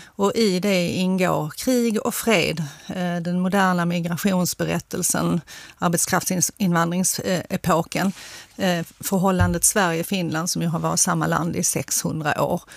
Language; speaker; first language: Swedish; early bilingual, other home language; Finnish